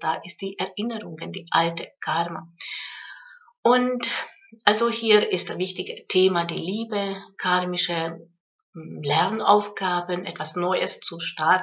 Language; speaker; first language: German; non-native, fluent; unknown